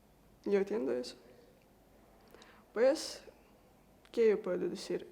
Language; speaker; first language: Spanish; non-native, learner; Russian